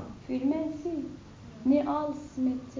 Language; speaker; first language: Dutch; non-native, learner; Arabic